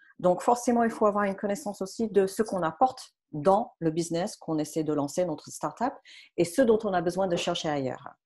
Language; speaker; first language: French; non-native, fluent; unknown